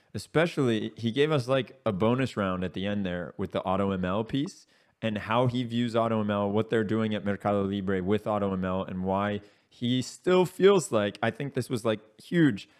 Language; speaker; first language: English; native; English